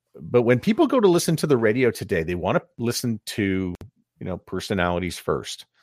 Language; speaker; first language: English; native; English